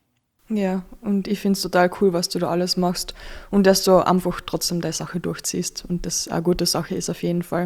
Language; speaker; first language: German; native; German